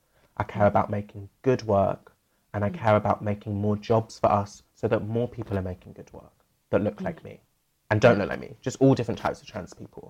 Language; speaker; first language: English; native; English